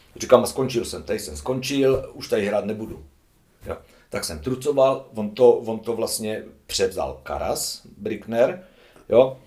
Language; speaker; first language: Czech; native; Czech